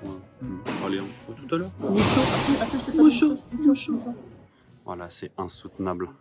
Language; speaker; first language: French; native; French